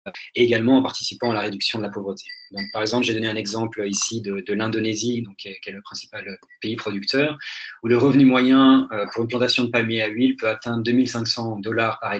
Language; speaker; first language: French; native; French